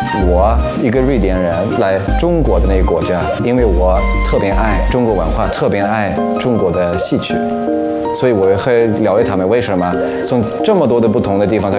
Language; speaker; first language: Chinese; non-native, fluent; Swedish